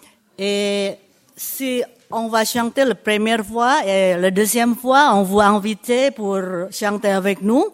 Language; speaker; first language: French; non-native, fluent; Indonesian